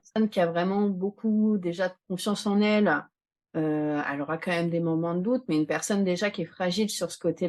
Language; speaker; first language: French; native; French